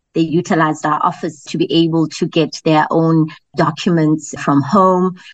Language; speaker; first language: English; non-native, local second language; Zulu